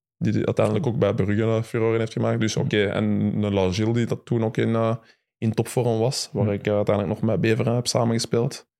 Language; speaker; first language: Dutch; early bilingual, other home language; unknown